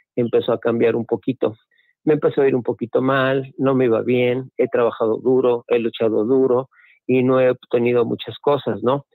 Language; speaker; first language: Spanish; native; Spanish